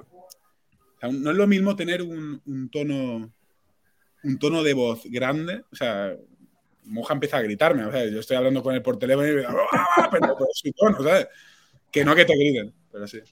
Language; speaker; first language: Spanish; non-native, local second language; Catalan